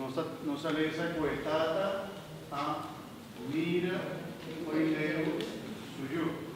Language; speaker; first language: Spanish; non-native, learner; Papiamento